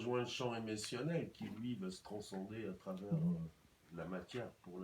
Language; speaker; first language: French; native; French